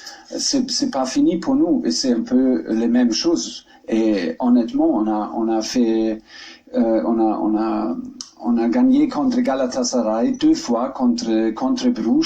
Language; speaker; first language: French; non-native, learner; German